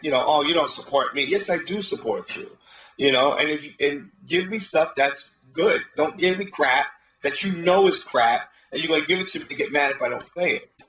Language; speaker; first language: English; native; English